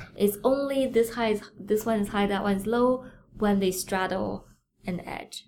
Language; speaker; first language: English; non-native, fluent; Chinese